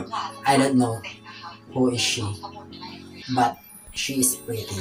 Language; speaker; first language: English; non-native, local second language; Filipino